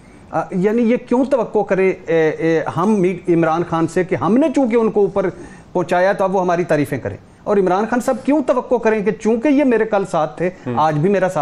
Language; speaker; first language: Urdu; native; Urdu